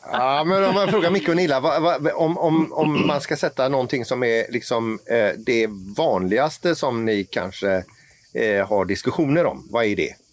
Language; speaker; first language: Swedish; native; Swedish